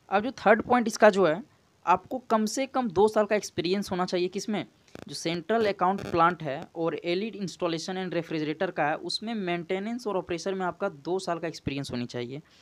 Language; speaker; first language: Hindi; native; Hindi